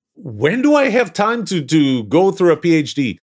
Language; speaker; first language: English; non-native, fluent; Hebrew